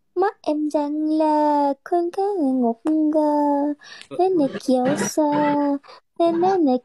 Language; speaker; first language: Vietnamese; non-native, learner; Indonesian